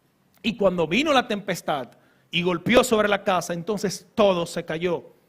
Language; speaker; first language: Spanish; native; Spanish